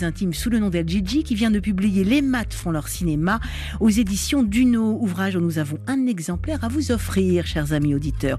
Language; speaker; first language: French; native; French